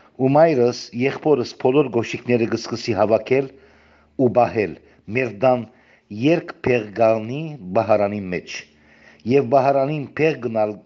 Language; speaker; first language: Armenian; early bilingual, heritage; Armenian